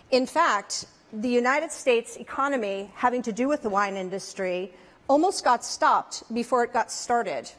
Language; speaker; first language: English; native; English